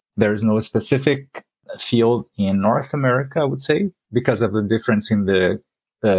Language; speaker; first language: English; non-native, fluent; Portuguese